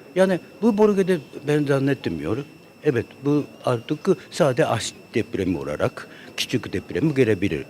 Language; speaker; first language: Turkish; non-native, learner; Japanese